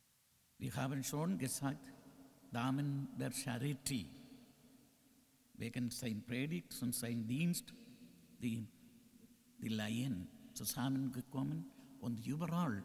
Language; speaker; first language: German; non-native, learner; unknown